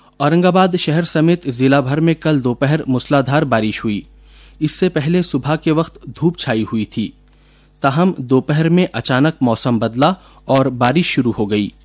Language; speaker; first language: Urdu; native; Urdu